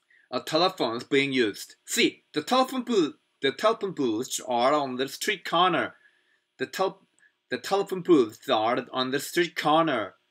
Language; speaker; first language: English; non-native, fluent; Korean